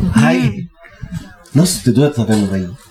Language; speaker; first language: Japanese; native; Japanese